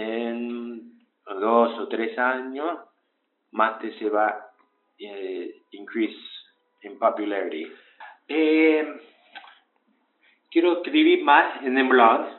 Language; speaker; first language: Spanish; early bilingual, heritage; English